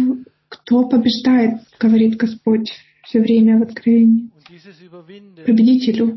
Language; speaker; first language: Russian; non-native, fluent; German